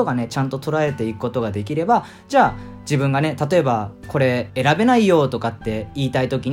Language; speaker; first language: Japanese; native; Japanese